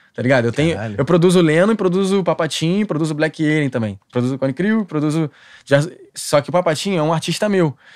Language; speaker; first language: Portuguese; native; Portuguese